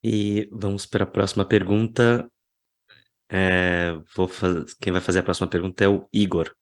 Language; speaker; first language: Portuguese; native; Portuguese